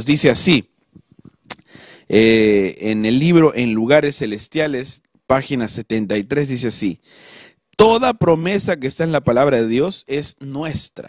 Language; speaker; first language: Spanish; native; Spanish